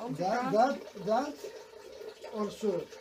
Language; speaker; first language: Dutch; non-native, learner; Serbian